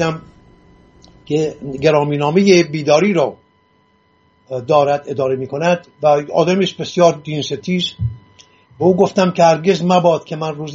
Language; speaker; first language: Persian; non-native, local second language; Assyrian Neo-Aramaic